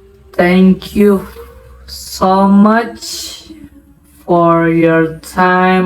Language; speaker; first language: English; non-native, learner; Indonesian